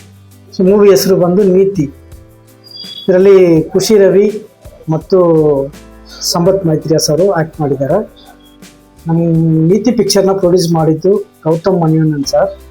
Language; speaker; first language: Kannada; non-native, local second language; Tamil